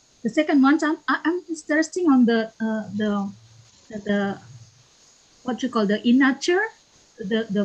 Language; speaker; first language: English; non-native, learner; Indonesian